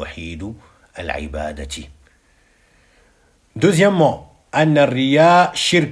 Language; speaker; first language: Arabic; non-native, fluent; French